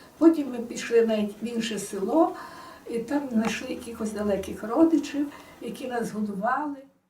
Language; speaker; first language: Ukrainian; native; Ukrainian